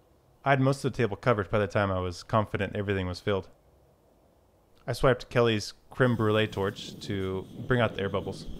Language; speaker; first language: English; native; English